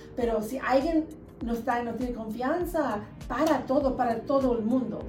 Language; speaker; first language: Spanish; early bilingual, heritage; Spanish